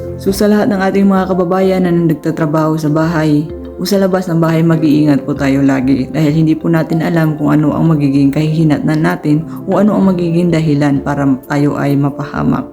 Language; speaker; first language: Filipino; native; Filipino